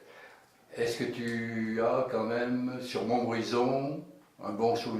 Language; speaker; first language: French; native; French